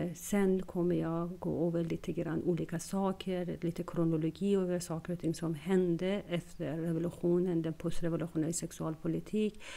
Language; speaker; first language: Swedish; non-native, fluent; Persian